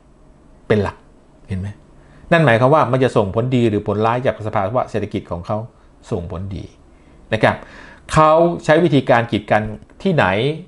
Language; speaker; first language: Thai; native; Thai